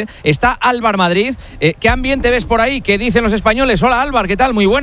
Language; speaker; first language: Spanish; native; Spanish